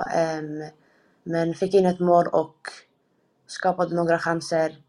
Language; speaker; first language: Swedish; native; Swedish